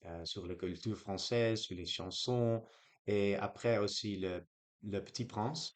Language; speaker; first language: French; non-native, learner; Dutch